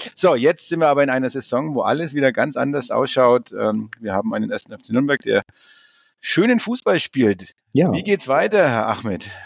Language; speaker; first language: German; native; German